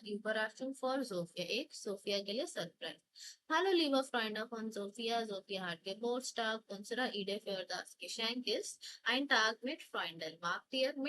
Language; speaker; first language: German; non-native, fluent; Hindi